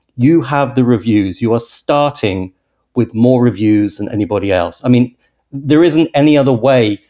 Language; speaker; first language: English; native; English